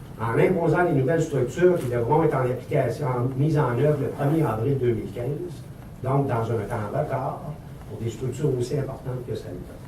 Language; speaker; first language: French; native; French